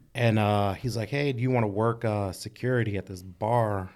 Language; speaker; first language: English; early bilingual, other home language; Spanish